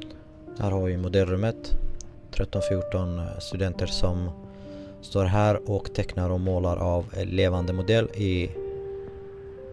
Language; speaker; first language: Swedish; non-native, fluent; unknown